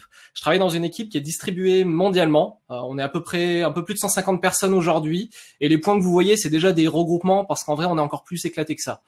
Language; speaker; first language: French; native; French